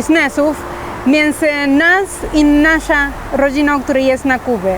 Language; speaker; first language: Polish; non-native, fluent; Spanish